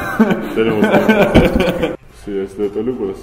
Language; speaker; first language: Spanish; non-native, learner; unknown